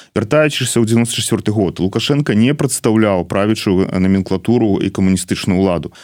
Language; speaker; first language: Belarusian; non-native, local second language; Russian